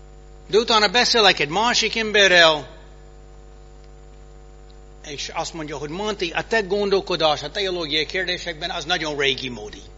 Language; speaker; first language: Hungarian; non-native, fluent; English